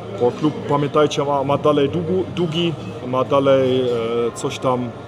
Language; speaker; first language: Polish; early bilingual, heritage; Polish